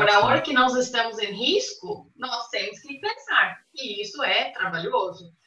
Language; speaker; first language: Portuguese; non-native, fluent; English